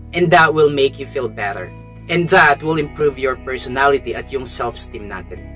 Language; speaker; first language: English; non-native, local second language; Filipino